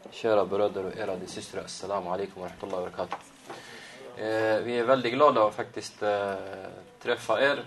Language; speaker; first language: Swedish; non-native, fluent; Arabic